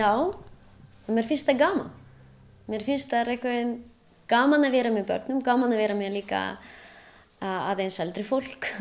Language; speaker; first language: Icelandic; non-native, learner; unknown